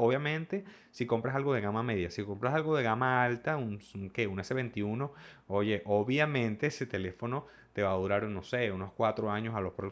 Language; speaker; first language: Spanish; native; Spanish